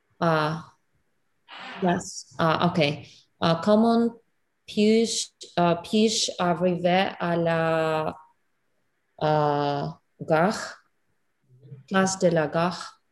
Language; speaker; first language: French; non-native, learner; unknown